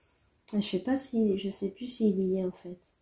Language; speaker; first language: French; native; French